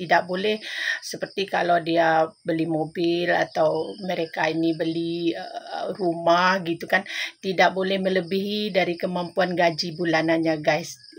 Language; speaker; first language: Malay; non-native, local second language; Minangkabau